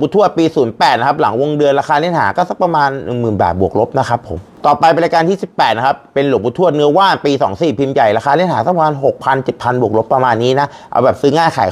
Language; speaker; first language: Thai; native; Thai